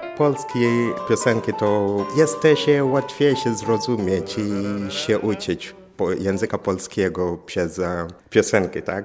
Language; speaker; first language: Polish; non-native, learner; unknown